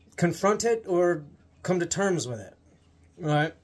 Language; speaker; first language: English; native; English